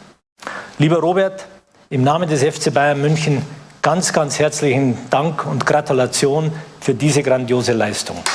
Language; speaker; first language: German; native; German